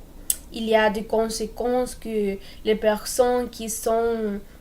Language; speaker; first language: French; non-native, learner; Spanish